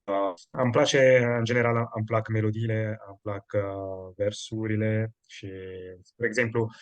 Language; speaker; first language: Romanian; non-native, fluent; Italian